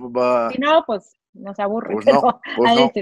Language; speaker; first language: Spanish; native; Spanish